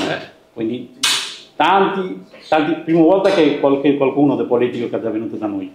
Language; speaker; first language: Italian; non-native, learner; Bangla